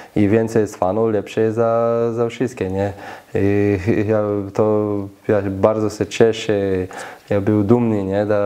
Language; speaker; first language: Polish; non-native, learner; Slovenian